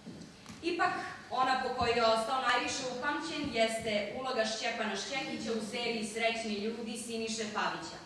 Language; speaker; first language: Serbian; native; Serbian